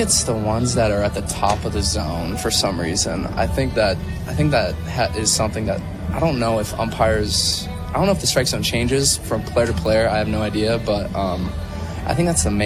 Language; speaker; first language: English; native; English